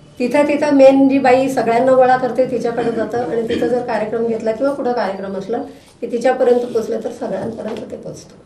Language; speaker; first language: Marathi; non-native, local second language; Telugu